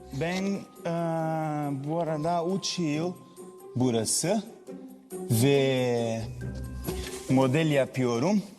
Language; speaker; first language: Turkish; non-native, learner; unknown